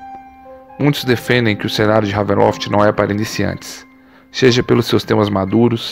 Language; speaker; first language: Portuguese; native; Portuguese